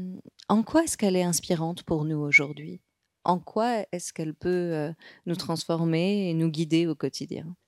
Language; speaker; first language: French; native; French